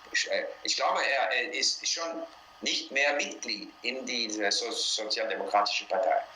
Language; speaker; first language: German; non-native, fluent; English